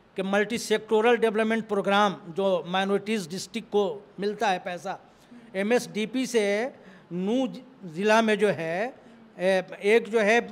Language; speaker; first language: Hindi; native; Hindi